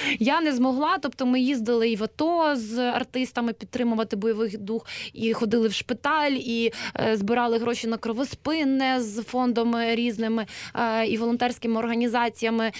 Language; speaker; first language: Ukrainian; native; Ukrainian